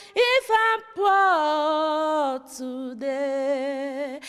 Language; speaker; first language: Italian; non-native, learner; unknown